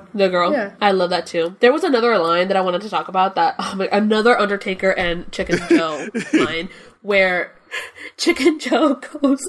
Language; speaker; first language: English; non-native, fluent; Spanish